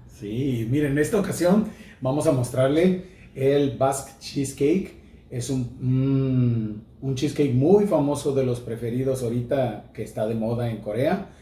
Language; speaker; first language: Spanish; native; Spanish